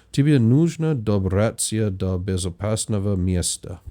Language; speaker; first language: Russian; non-native, learner; English